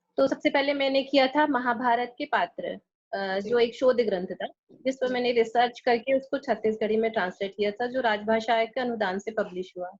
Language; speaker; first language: Hindi; non-native, local second language; Chhattisgarhi